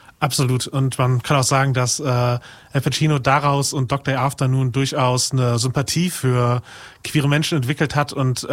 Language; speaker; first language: German; native; German